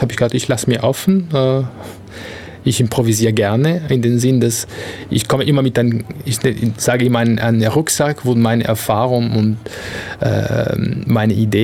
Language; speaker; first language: German; non-native, fluent; Italian